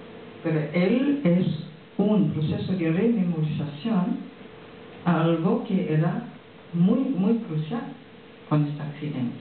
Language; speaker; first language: Spanish; non-native, fluent; French